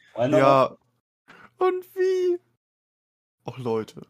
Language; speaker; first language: German; native; German